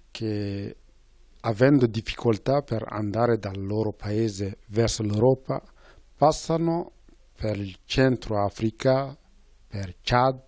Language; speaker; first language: Italian; non-native, fluent; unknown